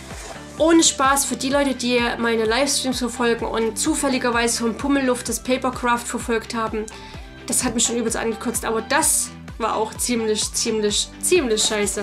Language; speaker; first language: German; native; German